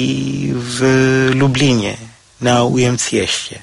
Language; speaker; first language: Polish; non-native, learner; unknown